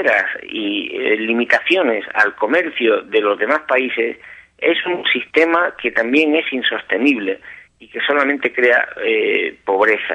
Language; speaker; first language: Spanish; native; Spanish